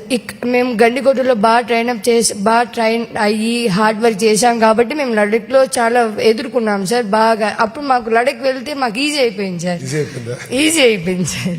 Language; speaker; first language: Telugu; native; Telugu